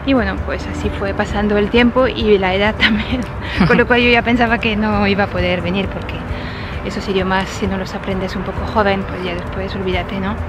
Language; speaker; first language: Spanish; non-native, fluent; French